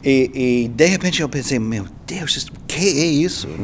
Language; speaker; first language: Spanish; non-native, learner; English